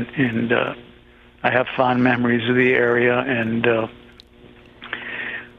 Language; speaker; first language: English; native; English